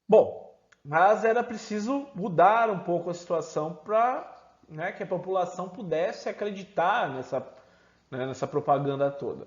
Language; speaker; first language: Portuguese; native; Portuguese